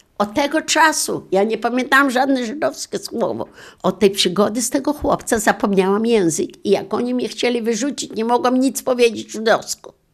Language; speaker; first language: Polish; non-native, local second language; Yiddish